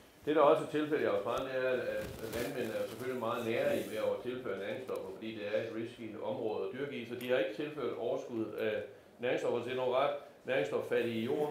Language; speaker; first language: Danish; native; Danish